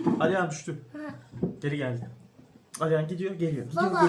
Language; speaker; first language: Turkish; native; Turkish